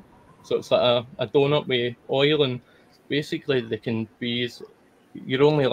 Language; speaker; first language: English; native; English